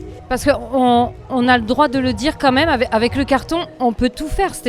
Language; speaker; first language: French; native; French